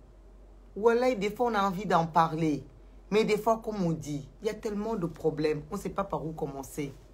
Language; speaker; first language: French; non-native, local second language; Wolof